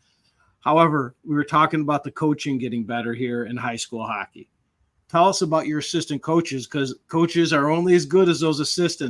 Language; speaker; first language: English; native; English